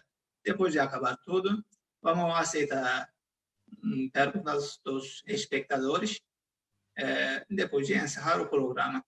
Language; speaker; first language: Portuguese; non-native, fluent; Turkish